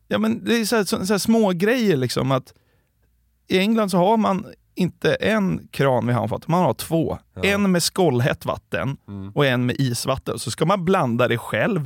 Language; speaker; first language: Swedish; native; Swedish